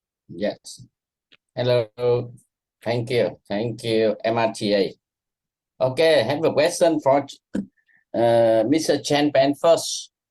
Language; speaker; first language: English; non-native, learner; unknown